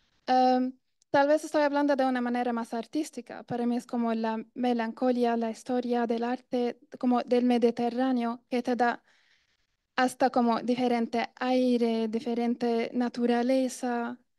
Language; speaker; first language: Spanish; non-native, fluent; Arabic